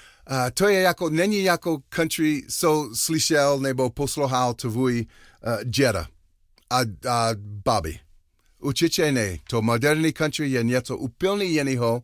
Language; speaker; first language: Czech; non-native, learner; English